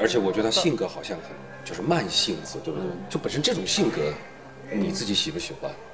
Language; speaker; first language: Chinese; native; Chinese